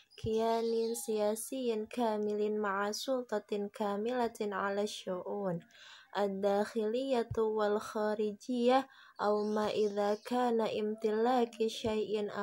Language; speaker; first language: Arabic; non-native, learner; Indonesian